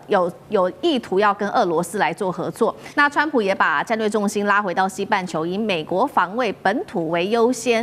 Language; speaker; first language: Chinese; native; Chinese